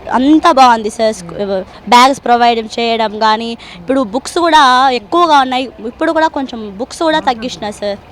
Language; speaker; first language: Telugu; native; Telugu